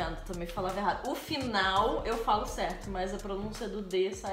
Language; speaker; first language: Portuguese; native; Portuguese